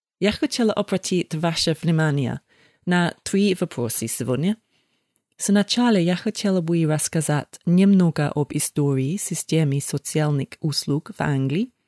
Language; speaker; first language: Russian; non-native, fluent; English